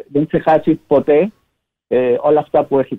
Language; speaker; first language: Greek; non-native, learner; Spanish